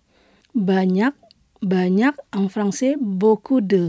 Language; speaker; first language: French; non-native, fluent; Indonesian